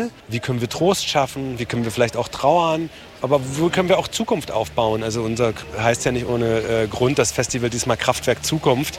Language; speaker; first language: German; native; German